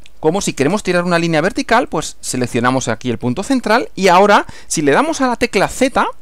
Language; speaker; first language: Spanish; native; Spanish